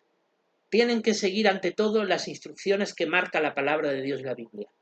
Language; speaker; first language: Spanish; native; Spanish